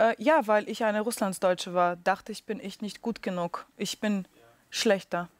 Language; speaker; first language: German; early bilingual, other home language; Russian